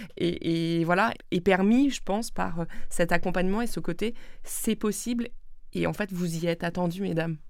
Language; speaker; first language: French; non-native, local second language; Swiss German